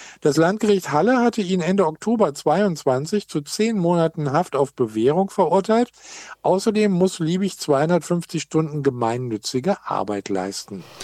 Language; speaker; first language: German; native; German